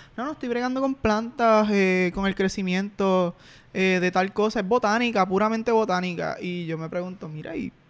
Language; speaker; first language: Spanish; native; Spanish